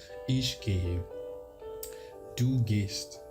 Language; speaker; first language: German; non-native, learner; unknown